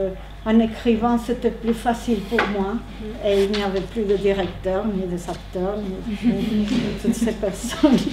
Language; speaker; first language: French; non-native, learner; Spanish